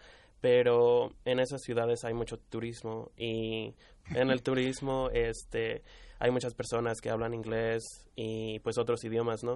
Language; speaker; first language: Spanish; early bilingual, heritage; Spanish